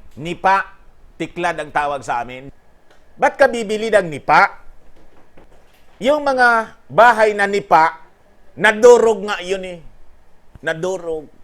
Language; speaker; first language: Filipino; non-native, local second language; Bikol